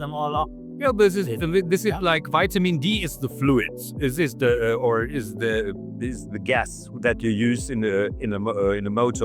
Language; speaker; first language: English; non-native, fluent; German